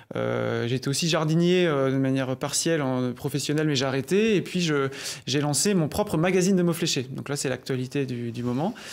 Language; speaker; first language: French; native; French